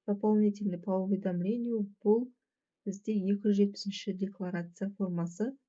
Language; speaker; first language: Russian; non-native, local second language; Kazakh